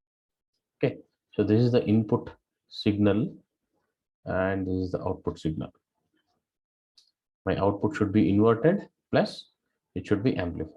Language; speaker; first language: English; non-native, local second language; Kannada